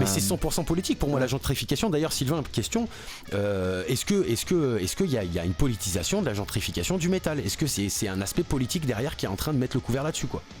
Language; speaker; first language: French; native; French